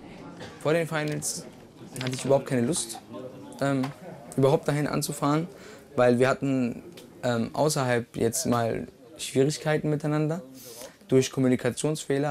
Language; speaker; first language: German; native; German